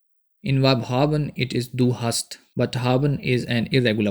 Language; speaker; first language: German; non-native, fluent; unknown